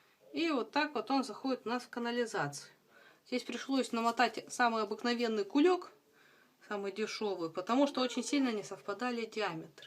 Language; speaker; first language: Russian; native; Russian